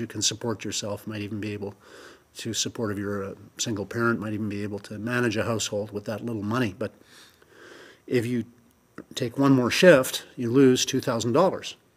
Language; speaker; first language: English; native; English